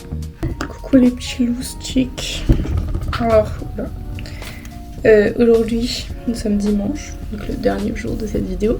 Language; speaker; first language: French; native; French